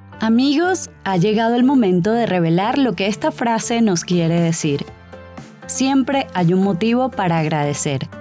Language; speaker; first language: Spanish; native; Spanish